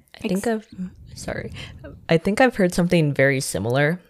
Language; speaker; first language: English; non-native, fluent; Chinese